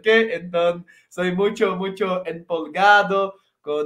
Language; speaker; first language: Spanish; non-native, local second language; Portuguese